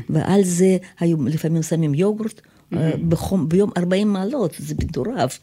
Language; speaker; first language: Hebrew; non-native, fluent; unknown